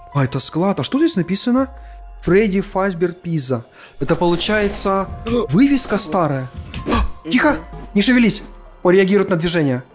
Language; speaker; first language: Russian; native; Russian